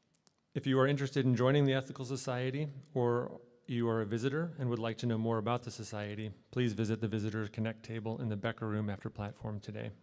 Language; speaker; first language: English; native; English